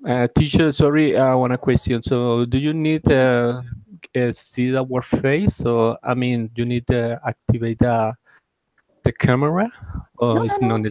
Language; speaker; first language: English; non-native, learner; Spanish